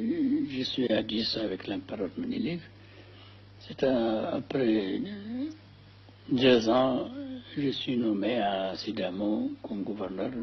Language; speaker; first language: French; non-native, fluent; Amharic